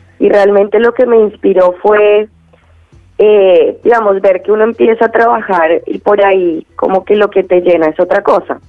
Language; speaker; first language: Spanish; native; Spanish